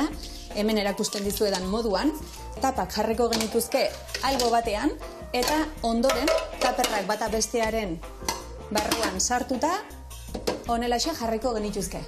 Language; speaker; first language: Basque; native; Basque